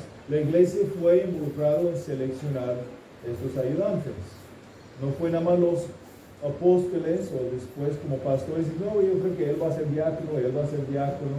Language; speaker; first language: Spanish; non-native, fluent; English